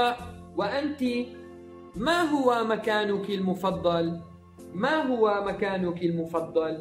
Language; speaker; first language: Arabic; early bilingual, heritage; Arabic